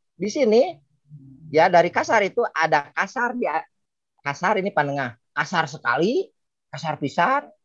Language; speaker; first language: Indonesian; non-native, local second language; Sundanese